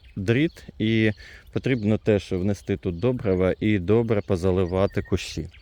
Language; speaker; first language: Ukrainian; non-native, local second language; Russian